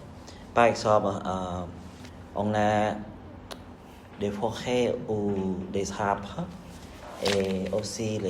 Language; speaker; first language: French; non-native, learner; Khmer